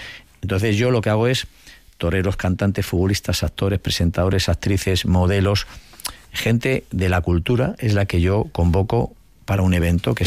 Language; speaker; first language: Spanish; native; Spanish